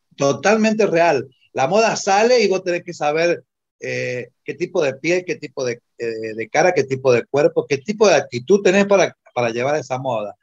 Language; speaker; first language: Spanish; non-native, fluent; Italian